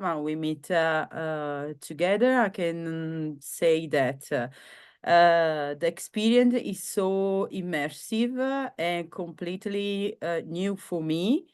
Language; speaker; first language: English; non-native, learner; Italian